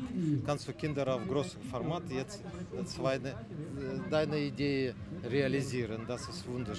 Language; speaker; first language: German; non-native, learner; Russian